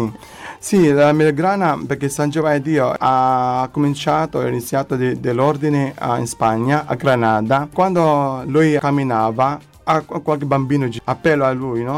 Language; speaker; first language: Italian; non-native, learner; Filipino